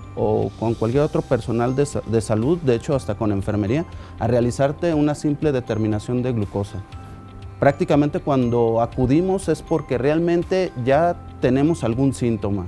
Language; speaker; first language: Spanish; native; Spanish